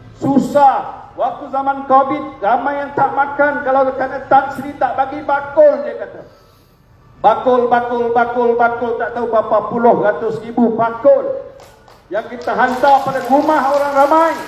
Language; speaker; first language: Malay; native; Malay